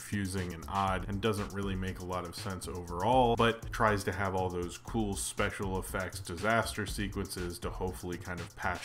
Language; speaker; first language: English; native; English